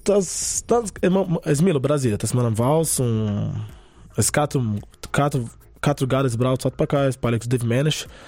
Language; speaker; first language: Latvian; non-native, learner; Portuguese